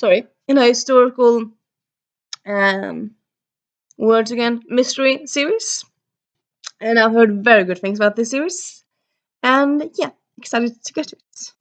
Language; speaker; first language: English; early bilingual, heritage; Norwegian